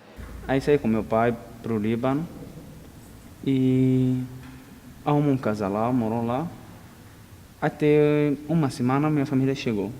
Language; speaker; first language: Portuguese; non-native, learner; Arabic